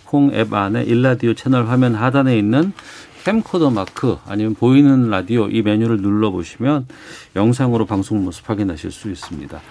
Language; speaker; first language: Korean; native; Korean